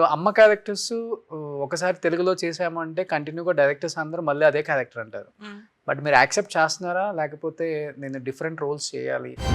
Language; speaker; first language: Telugu; native; Telugu